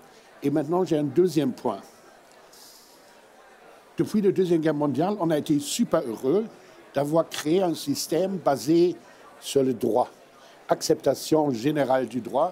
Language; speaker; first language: French; non-native, fluent; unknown